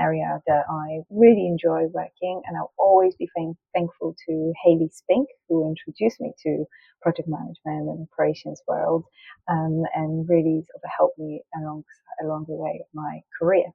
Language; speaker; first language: English; non-native, fluent; Polish